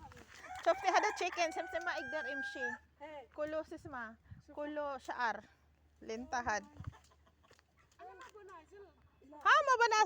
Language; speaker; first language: Arabic; non-native, learner; Filipino